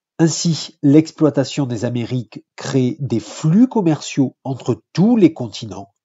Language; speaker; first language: French; native; French